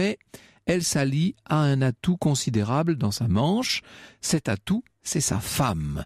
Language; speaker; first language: French; native; French